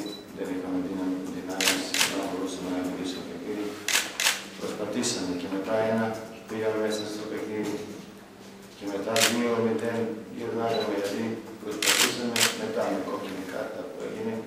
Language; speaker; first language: Greek; non-native, fluent; Serbian